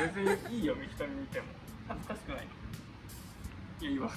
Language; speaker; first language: Japanese; native; Japanese